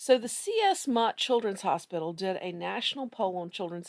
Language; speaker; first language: English; native; English